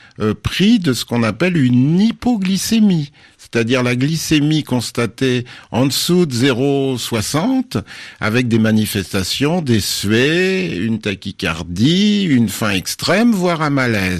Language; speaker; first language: French; native; French